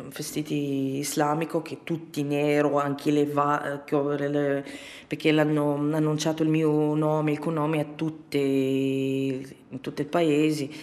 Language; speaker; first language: Italian; non-native, fluent; Arabic